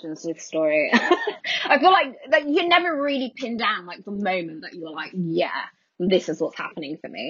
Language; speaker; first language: English; native; English